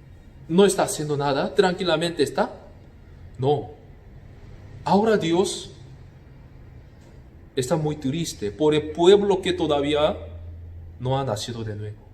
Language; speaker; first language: Spanish; non-native, fluent; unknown